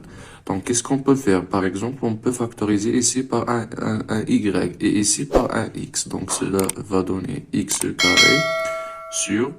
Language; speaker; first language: French; non-native, local second language; Arabic